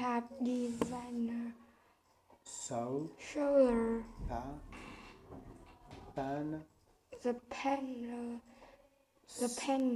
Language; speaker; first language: English; non-native, learner; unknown